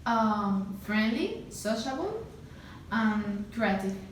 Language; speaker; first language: English; non-native, learner; Spanish